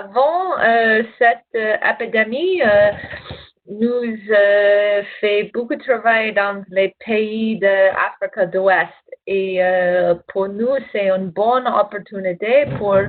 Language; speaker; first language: French; non-native, learner; English